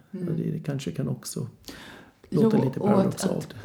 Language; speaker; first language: Swedish; non-native, fluent; English